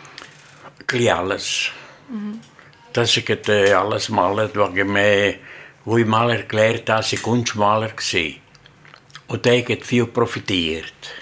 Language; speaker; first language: German; non-native, learner; Italian